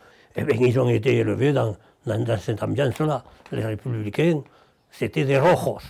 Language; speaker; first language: French; early bilingual, other home language; Spanish